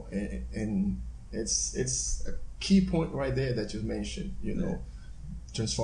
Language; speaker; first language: English; non-native, fluent; Portuguese